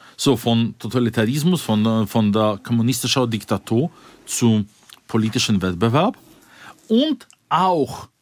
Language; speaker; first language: German; non-native, fluent; Russian